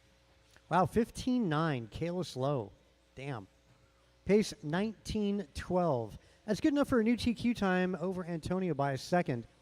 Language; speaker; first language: English; native; English